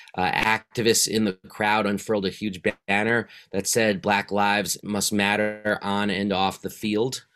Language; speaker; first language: English; native; English